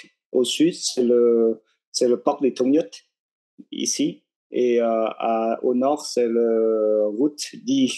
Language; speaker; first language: French; non-native, fluent; Vietnamese